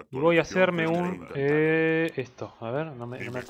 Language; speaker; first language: Spanish; native; Spanish